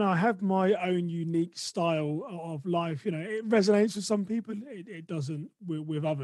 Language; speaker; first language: English; native; English